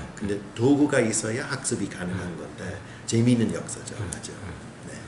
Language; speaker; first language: Korean; non-native, fluent; English